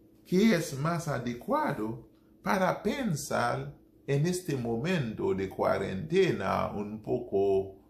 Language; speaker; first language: Spanish; non-native, fluent; Haitian Creole